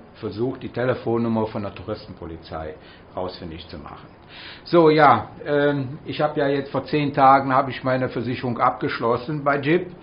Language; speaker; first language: German; native; German